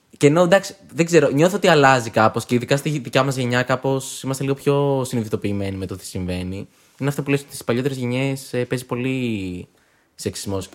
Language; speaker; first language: Greek; native; Greek